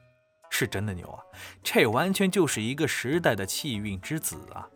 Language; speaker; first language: Chinese; native; Chinese